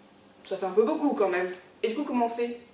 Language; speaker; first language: French; native; French